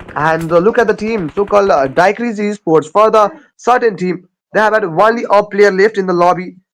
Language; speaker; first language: English; non-native, local second language; Nepali